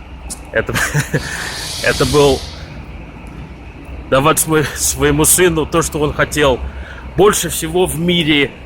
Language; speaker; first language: Russian; early bilingual, heritage; Russian